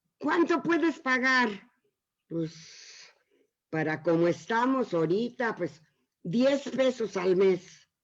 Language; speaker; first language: Spanish; early bilingual, other home language; Yiddish